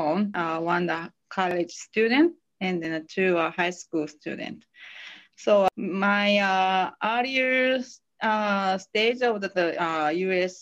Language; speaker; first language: English; non-native, fluent; Japanese